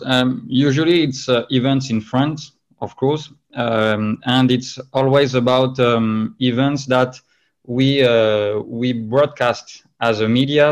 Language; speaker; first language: English; non-native, fluent; French